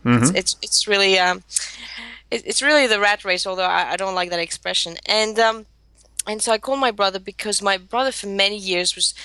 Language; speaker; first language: English; non-native, fluent; Greek